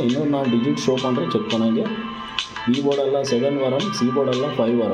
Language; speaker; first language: Tamil; non-native, learner; Kannada